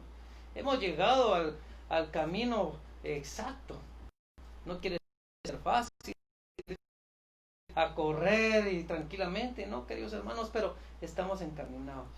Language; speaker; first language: Spanish; native; Spanish